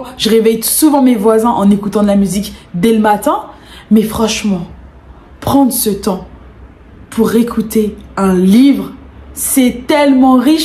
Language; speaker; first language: French; native; French